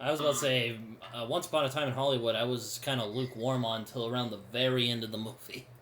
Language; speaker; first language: English; native; English